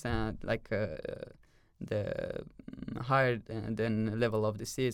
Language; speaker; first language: English; non-native, learner; Persian